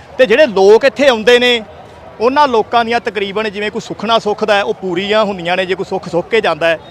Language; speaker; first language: Punjabi; native; Punjabi